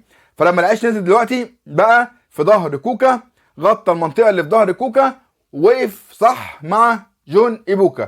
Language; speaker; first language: Arabic; native; Arabic